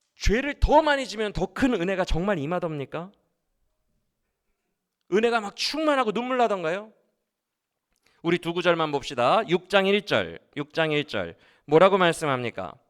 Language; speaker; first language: Korean; native; Korean